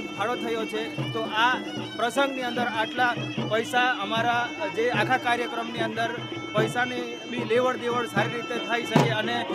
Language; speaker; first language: Gujarati; non-native, local second language; Rathawi